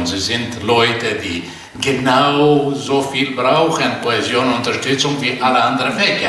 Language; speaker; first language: German; non-native, fluent; Portuguese